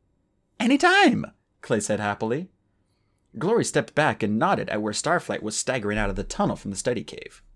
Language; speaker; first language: English; native; English